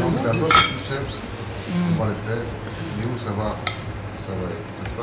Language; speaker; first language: French; non-native, learner; Italian